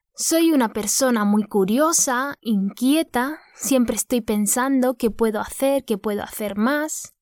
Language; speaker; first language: Spanish; native; Spanish